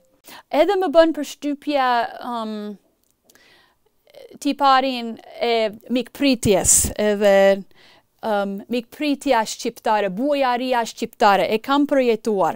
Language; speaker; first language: Albanian; non-native, fluent; English